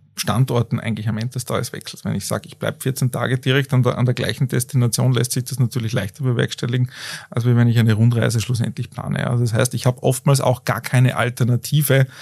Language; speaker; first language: German; native; German